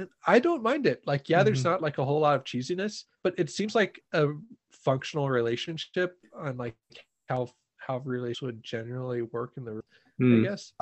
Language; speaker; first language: English; native; English